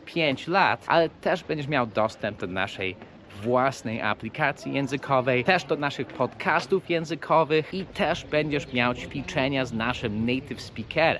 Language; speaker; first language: Polish; non-native, fluent; English